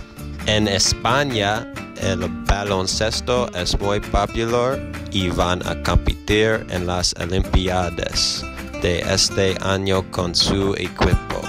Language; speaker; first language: Spanish; non-native, learner; English